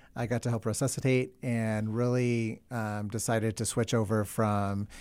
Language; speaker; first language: English; native; English